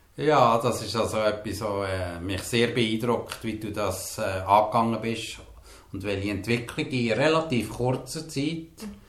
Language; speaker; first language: German; native; German